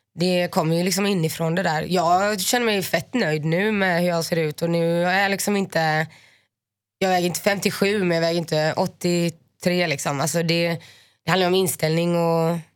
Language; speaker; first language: Swedish; native; Swedish